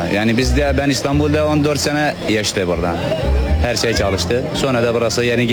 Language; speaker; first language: Turkish; non-native, learner; Arabic